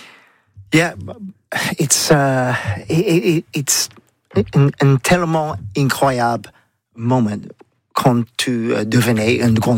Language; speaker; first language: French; non-native, learner; English